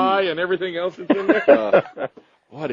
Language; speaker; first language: English; native; English